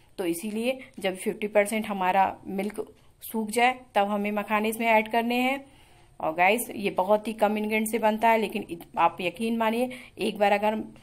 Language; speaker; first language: Hindi; native; Hindi